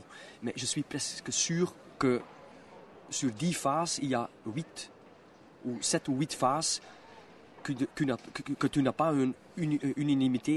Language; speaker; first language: French; non-native, local second language; Dutch